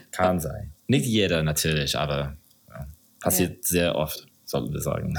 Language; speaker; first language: German; non-native, learner; English